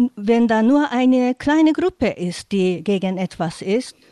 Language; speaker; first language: German; non-native, fluent; Japanese